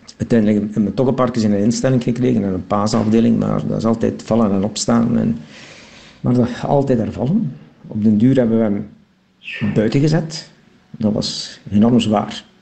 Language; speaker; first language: Dutch; native; Dutch